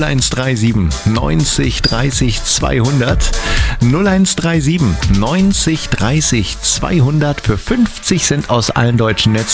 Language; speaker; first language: German; native; German